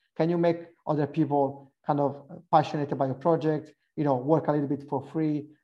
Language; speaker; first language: English; non-native, fluent; Italian